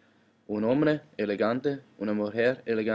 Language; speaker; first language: Spanish; non-native, learner; Danish